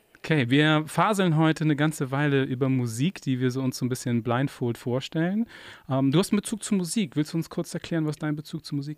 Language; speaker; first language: German; native; German